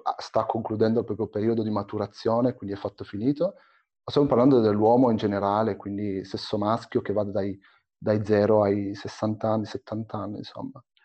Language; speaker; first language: Italian; early bilingual, other home language; Arabic